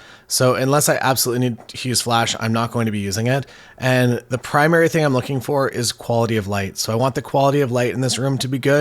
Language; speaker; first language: English; native; English